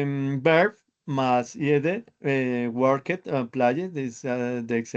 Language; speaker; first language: English; non-native, learner; Spanish